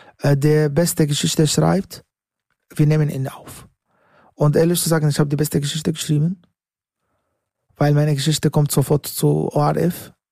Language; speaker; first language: German; non-native, learner; Arabic